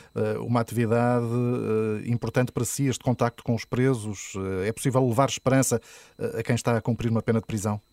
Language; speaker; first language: Portuguese; native; Portuguese